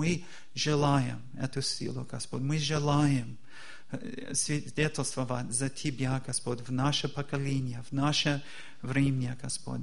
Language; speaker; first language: Russian; non-native, fluent; English